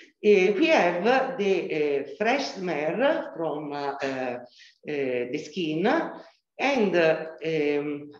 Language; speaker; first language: English; non-native, learner; Italian